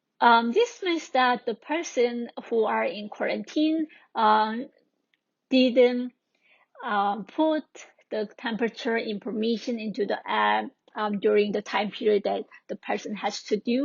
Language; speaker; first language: English; non-native, fluent; Korean